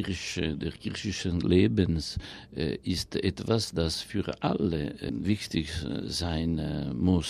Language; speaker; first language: German; non-native, fluent; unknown